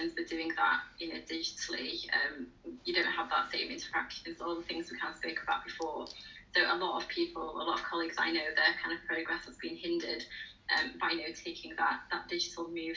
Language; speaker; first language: English; native; English